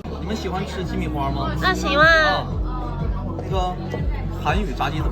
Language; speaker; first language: Chinese; non-native, learner; Korean